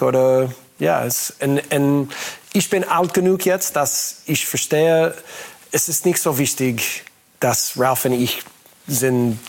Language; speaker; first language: German; non-native, learner; English